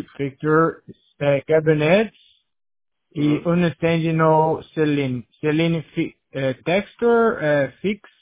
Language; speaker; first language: English; non-native, learner; Portuguese